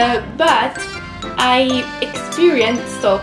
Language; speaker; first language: English; non-native, fluent; Italian